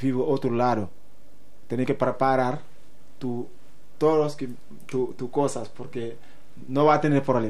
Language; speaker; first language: Spanish; non-native, learner; Wolof